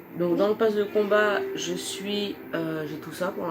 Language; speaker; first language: French; native; French